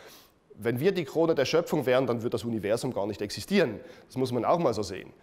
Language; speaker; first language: German; native; German